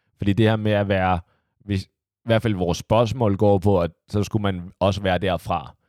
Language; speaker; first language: Danish; early bilingual, other home language; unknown